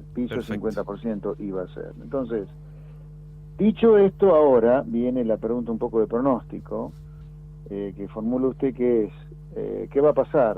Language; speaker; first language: Spanish; native; Spanish